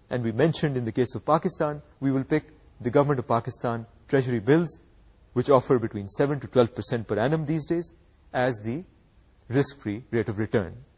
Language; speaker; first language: English; non-native, local second language; Urdu